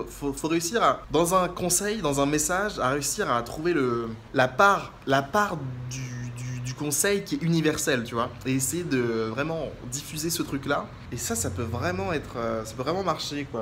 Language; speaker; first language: French; native; French